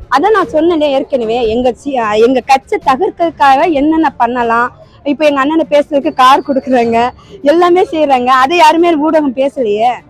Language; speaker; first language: Tamil; native; Tamil